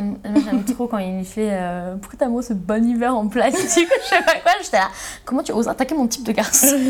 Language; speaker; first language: French; native; French